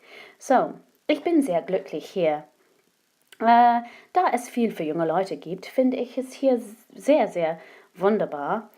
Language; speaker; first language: German; non-native, fluent; English